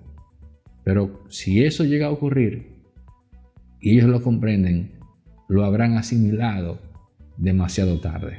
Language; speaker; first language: Spanish; native; Spanish